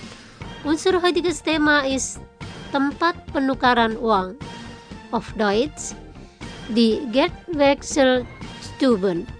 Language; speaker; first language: German; non-native, fluent; Indonesian